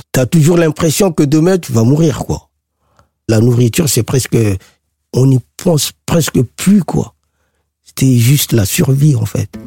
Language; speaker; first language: French; non-native, local second language; Sango